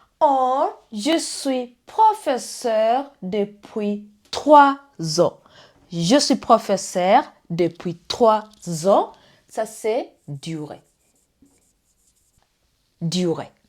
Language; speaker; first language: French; non-native, fluent; English